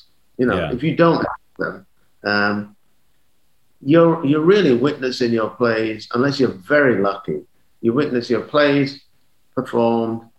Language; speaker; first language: English; native; English